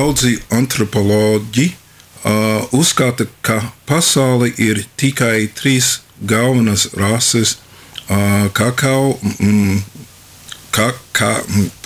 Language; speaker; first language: Latvian; non-native, fluent; English